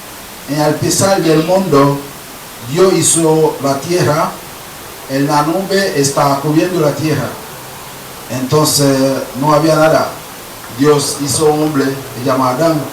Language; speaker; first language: Spanish; non-native, learner; Haitian Creole